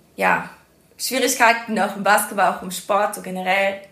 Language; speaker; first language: German; early bilingual, other home language; Persian